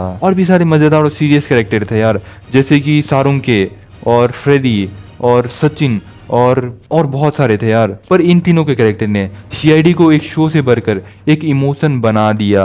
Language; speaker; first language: Hindi; non-native, local second language; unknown